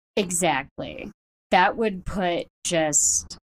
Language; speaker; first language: English; native; English